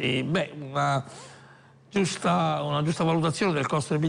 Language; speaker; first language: Italian; native; Italian